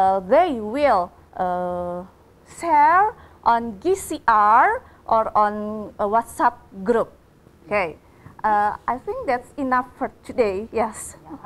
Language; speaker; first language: English; non-native, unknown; Indonesian